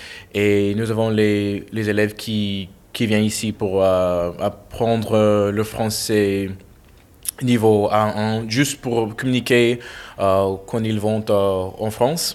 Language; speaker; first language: French; non-native, fluent; English